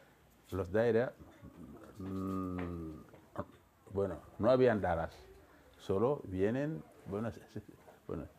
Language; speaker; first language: Spanish; non-native, fluent; Wolof